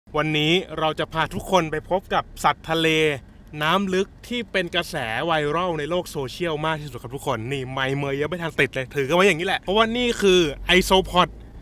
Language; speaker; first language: Thai; native; Thai